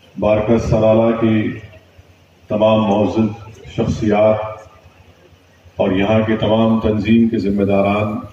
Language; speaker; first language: Urdu; native; Urdu